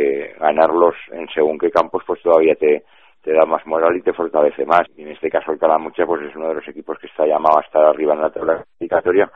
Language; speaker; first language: Spanish; native; Spanish